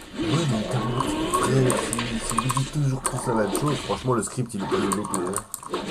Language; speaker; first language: French; native; French